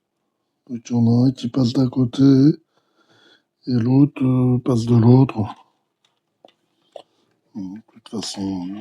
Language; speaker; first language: French; native; French